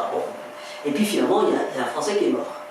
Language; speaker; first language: French; native; French